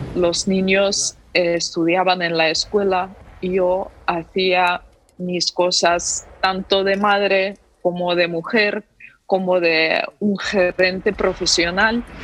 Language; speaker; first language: Spanish; non-native, fluent; Ukrainian